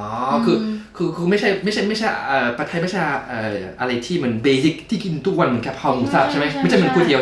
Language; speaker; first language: Thai; non-native, fluent; French